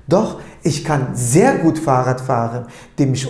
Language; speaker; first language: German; non-native, fluent; Turkish